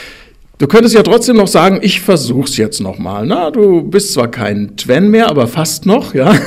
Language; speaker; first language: German; native; German